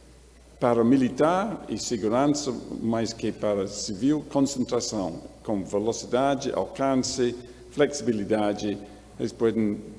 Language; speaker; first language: Portuguese; non-native, learner; English